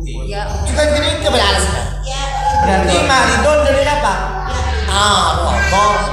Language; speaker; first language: Indonesian; native; Indonesian